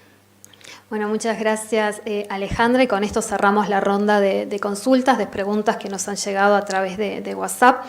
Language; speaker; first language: Spanish; native; Spanish